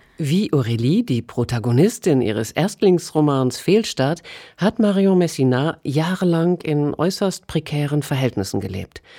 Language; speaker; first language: German; native; German